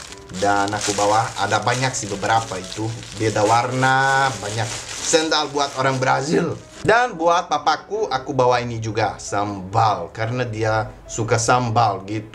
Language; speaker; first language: Indonesian; non-native, fluent; Portuguese